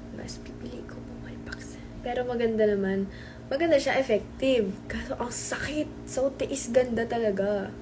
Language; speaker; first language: Filipino; native; Filipino